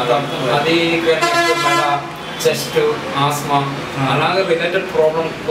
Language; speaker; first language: Telugu; non-native, learner; Malayalam